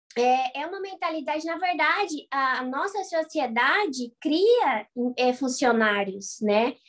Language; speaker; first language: Portuguese; native; Portuguese